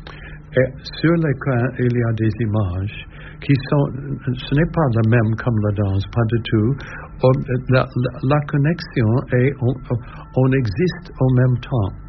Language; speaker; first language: French; non-native, learner; English